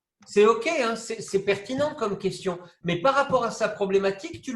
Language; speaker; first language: French; native; French